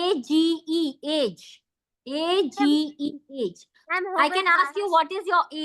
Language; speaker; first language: English; non-native, fluent; Hindi